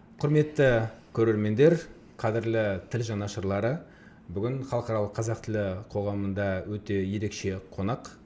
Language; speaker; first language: Kazakh; native; Kazakh